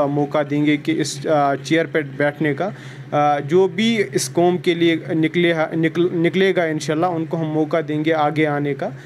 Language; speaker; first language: Hindi; non-native, local second language; Kashmiri